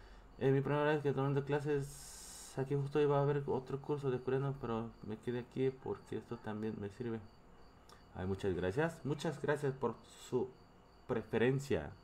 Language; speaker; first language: Spanish; non-native, fluent; Korean